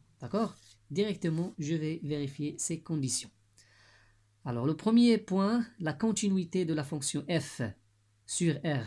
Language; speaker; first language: French; non-native, local second language; Arabic